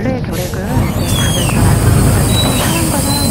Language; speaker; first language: Korean; native; Korean